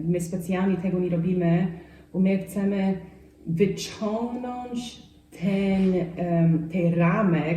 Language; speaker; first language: Polish; non-native, fluent; English